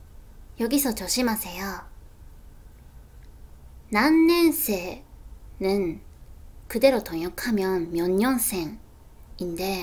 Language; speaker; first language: Korean; non-native, fluent; Japanese